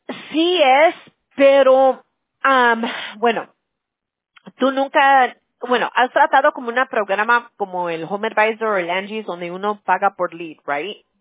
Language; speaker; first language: Spanish; early bilingual, heritage; Spanish